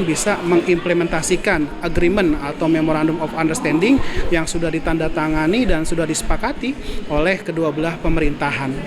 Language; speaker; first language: Indonesian; native; Indonesian